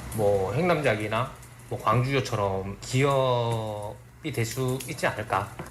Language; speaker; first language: Korean; native; Korean